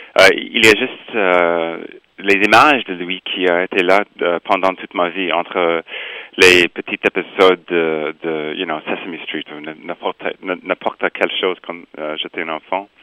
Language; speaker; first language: French; non-native, local second language; English